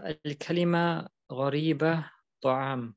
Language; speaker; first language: Arabic; non-native, learner; German